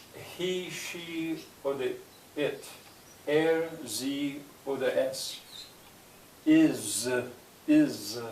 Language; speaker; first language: German; non-native, learner; English